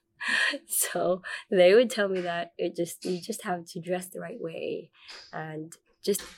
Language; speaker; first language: English; non-native, local second language; Filipino